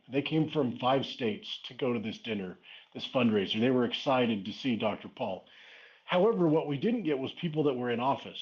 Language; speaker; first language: English; native; English